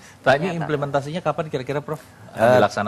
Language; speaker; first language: Indonesian; native; Indonesian